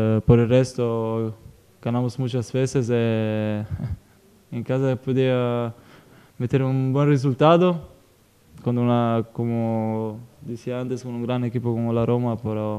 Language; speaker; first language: Spanish; non-native, fluent; Italian